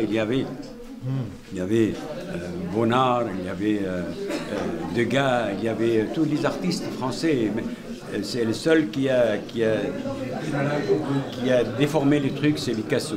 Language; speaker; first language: French; non-native, fluent; Arabic